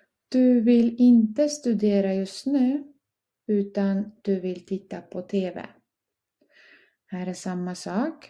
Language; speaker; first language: Swedish; non-native, fluent; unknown